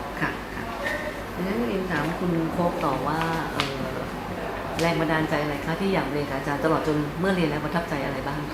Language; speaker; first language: Thai; native; Thai